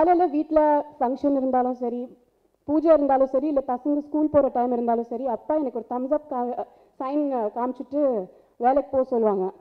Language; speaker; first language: Tamil; non-native, local second language; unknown